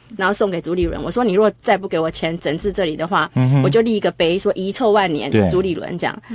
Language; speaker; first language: Chinese; native; Chinese